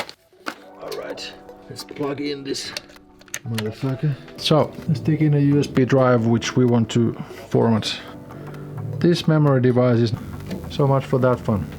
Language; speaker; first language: English; non-native, fluent; Finnish